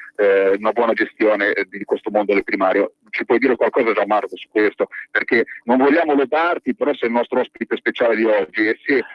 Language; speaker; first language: Italian; native; Italian